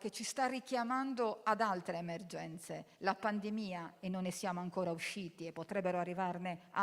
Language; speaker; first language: Italian; native; Italian